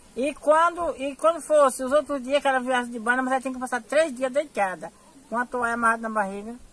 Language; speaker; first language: Portuguese; native; Portuguese